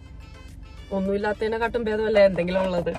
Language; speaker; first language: Malayalam; early bilingual, heritage; Malayalam